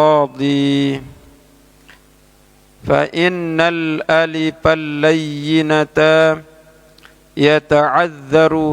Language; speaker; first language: Arabic; non-native, fluent; Indonesian